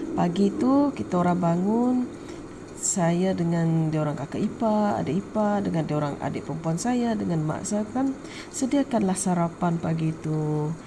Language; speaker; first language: Malay; non-native, local second language; Iban